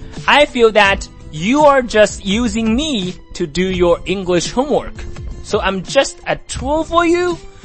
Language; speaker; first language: English; non-native, fluent; Chinese